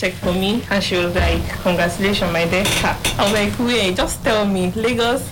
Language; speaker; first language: English; non-native, local second language; Yoruba